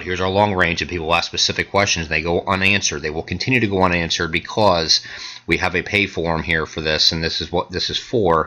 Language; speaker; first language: English; native; English